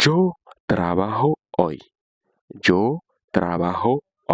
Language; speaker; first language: Spanish; non-native, learner; Haitian Creole